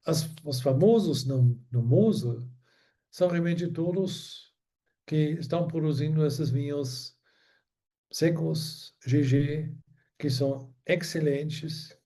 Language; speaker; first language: Portuguese; non-native, fluent; German